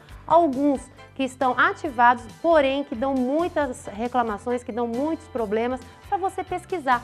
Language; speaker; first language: Portuguese; native; Portuguese